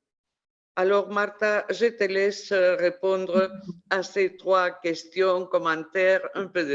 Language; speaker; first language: French; non-native, fluent; Spanish